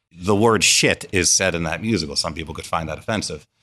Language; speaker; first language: English; native; English